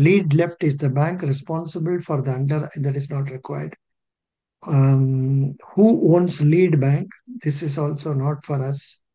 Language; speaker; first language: English; non-native, local second language; Telugu